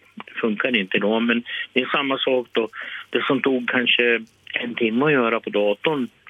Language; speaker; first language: Swedish; native; Swedish